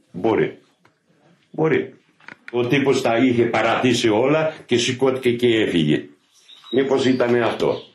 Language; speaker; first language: Greek; non-native, fluent; Polish